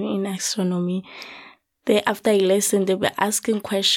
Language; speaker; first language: English; non-native, local second language; Southern Sotho